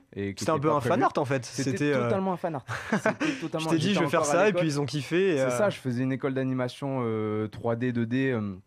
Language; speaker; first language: French; native; French